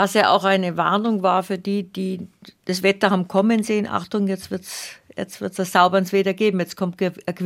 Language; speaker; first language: German; native; German